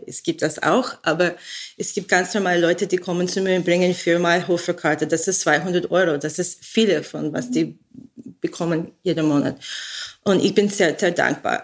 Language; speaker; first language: German; non-native, learner; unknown